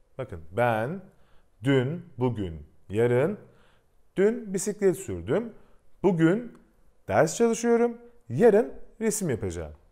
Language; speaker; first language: Turkish; native; Turkish